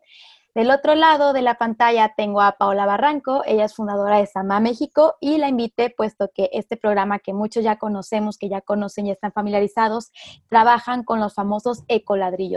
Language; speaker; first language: Spanish; native; Spanish